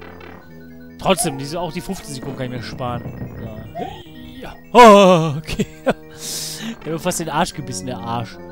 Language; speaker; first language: German; native; German